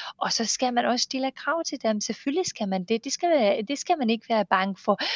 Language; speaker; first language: Danish; non-native, fluent; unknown